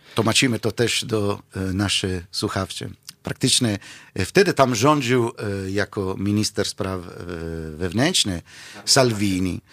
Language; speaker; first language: Polish; non-native, fluent; Italian